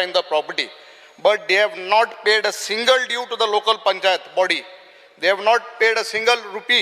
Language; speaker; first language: English; non-native, local second language; Konkani